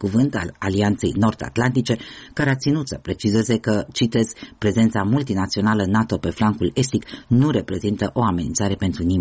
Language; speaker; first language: Romanian; native; Romanian